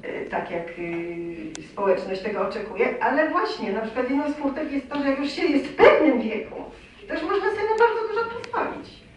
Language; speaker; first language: Polish; native; Polish